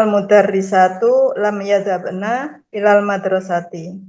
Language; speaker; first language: Arabic; non-native, learner; Indonesian